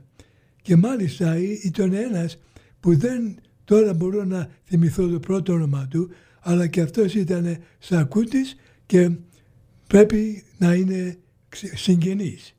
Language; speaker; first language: Greek; early bilingual, other home language; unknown